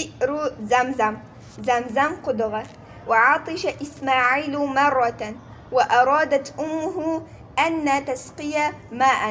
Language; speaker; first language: Arabic; non-native, fluent; Uzbek